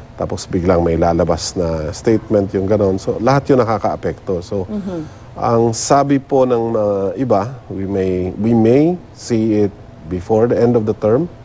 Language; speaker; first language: Filipino; non-native, local second language; Cebuano